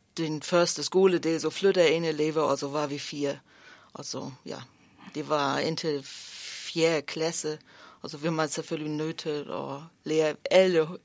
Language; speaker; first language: Danish; non-native, fluent; German